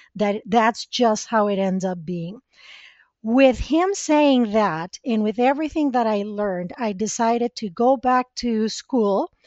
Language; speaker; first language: English; non-native, fluent; Spanish